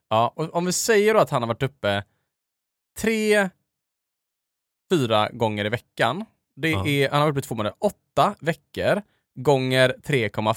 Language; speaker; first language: Swedish; native; Swedish